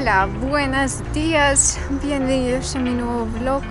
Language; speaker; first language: Spanish; non-native, fluent; Russian